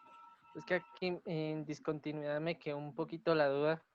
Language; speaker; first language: Spanish; native; Spanish